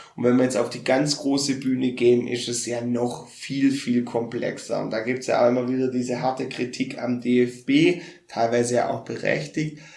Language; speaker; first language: German; native; German